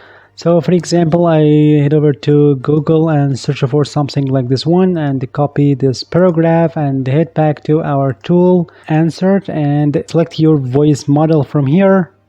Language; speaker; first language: English; non-native, fluent; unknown